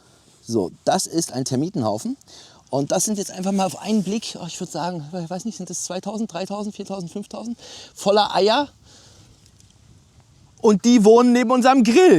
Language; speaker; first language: German; native; German